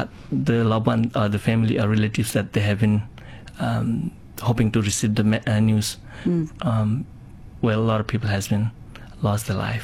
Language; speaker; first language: English; non-native, local second language; Nepali